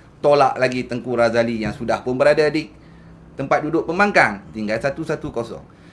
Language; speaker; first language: Malay; native; Malay